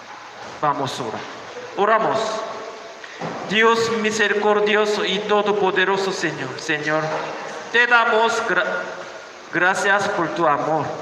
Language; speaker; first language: Spanish; non-native, learner; Korean